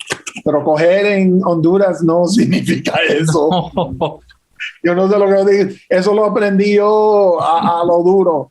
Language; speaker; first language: Spanish; early bilingual, heritage; English